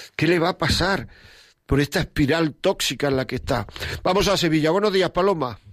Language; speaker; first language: Spanish; native; Spanish